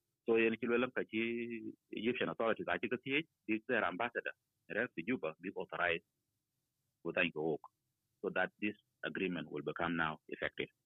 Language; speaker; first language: English; non-native, fluent; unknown